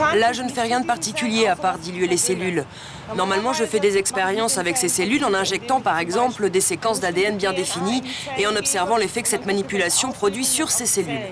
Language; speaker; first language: French; native; French